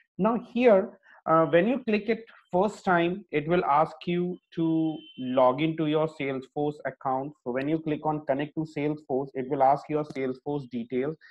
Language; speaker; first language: English; non-native, local second language; Hindi